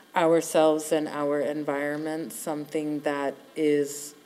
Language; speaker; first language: English; native; English